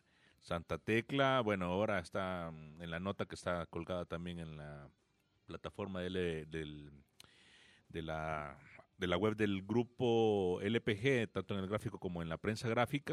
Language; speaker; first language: Spanish; native; Spanish